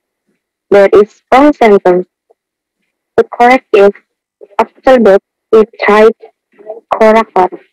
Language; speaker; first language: English; non-native, learner; Indonesian